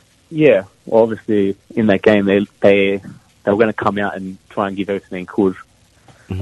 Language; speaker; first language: English; early bilingual, other home language; Greek